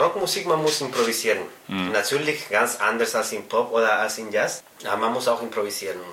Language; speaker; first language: German; non-native, fluent; Spanish